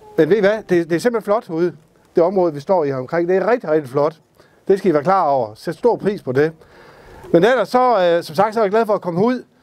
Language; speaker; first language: Danish; native; Danish